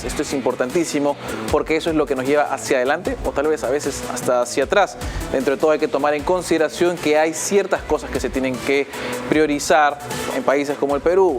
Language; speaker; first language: Spanish; native; Spanish